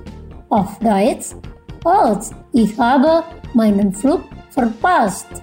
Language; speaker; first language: German; non-native, fluent; Indonesian